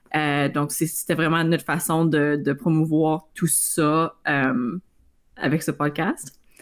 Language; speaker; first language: French; native; French